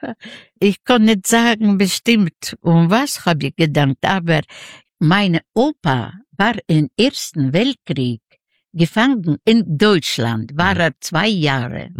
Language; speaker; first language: German; non-native, learner; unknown